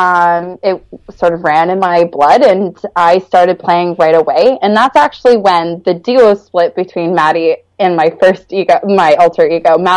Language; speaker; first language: English; native; English